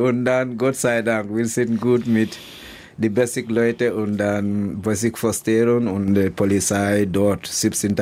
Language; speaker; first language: German; non-native, learner; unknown